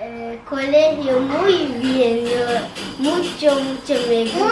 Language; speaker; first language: Spanish; early bilingual, heritage; Turkish